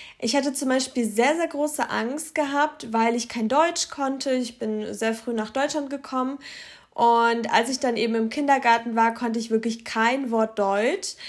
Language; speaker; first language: German; early bilingual, other home language; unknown